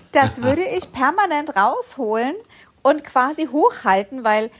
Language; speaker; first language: German; early bilingual, other home language; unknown